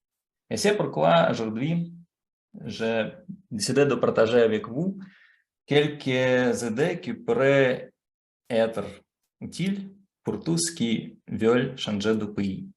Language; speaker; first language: French; non-native, fluent; Russian